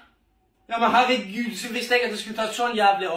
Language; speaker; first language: Norwegian; native; Norwegian